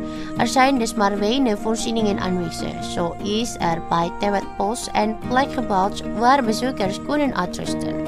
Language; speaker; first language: Dutch; non-native, fluent; Indonesian